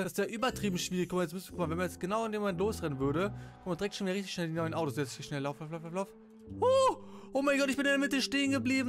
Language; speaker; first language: German; native; German